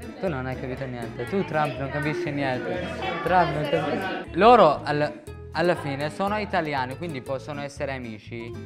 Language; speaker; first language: Italian; non-native, learner; Arabic